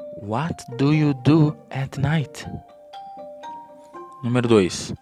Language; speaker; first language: English; non-native, fluent; Portuguese